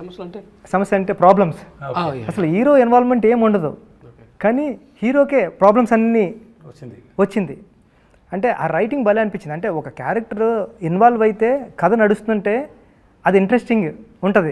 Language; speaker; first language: Telugu; native; Telugu